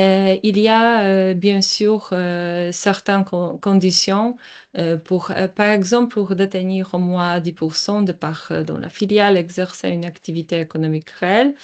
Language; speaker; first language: French; non-native, learner; Polish